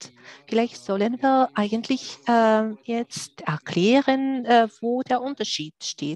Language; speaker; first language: German; non-native, fluent; Czech